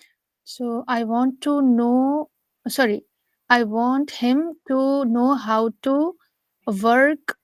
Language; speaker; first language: English; non-native, learner; Urdu